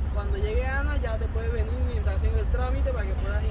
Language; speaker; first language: Spanish; native; Spanish